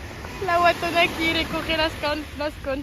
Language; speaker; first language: Spanish; non-native, learner; French